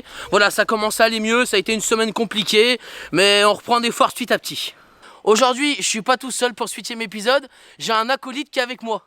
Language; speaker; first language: French; native; French